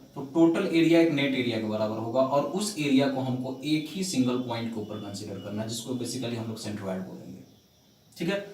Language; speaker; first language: Hindi; native; Hindi